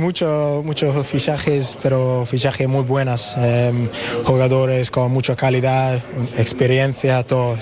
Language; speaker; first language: Spanish; non-native, learner; English